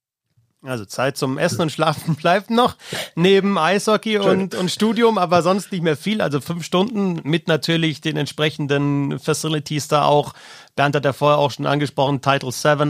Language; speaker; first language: German; native; German